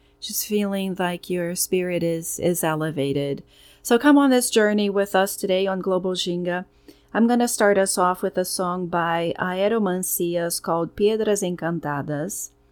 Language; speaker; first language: English; non-native, fluent; Portuguese